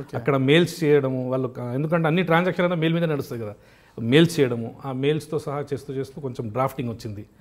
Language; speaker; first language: Telugu; non-native, local second language; Urdu